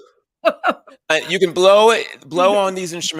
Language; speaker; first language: English; native; English